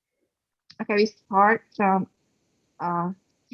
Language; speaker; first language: English; non-native, learner; Indonesian